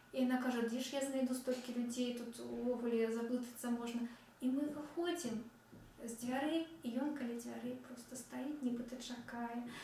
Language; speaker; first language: Belarusian; non-native, local second language; Russian